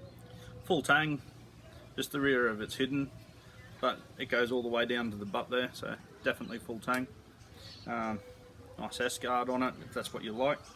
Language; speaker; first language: English; native; English